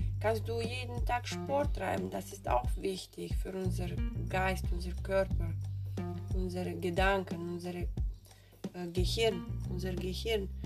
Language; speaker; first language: German; non-native, fluent; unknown